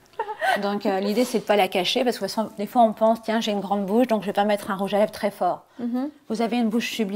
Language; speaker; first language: French; native; French